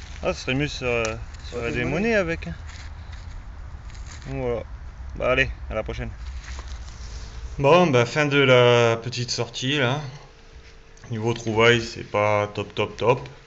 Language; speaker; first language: French; native; French